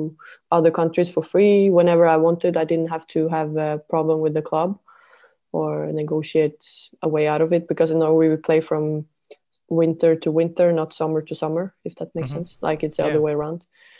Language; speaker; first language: English; non-native, fluent; Norwegian